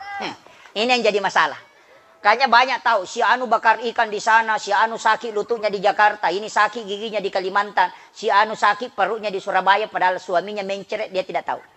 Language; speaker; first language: Indonesian; non-native, local second language; Buginese